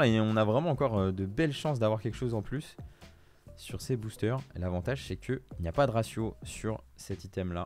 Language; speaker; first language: French; native; French